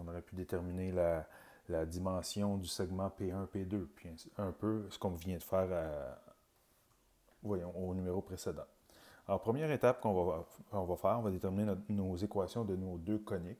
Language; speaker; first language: French; native; French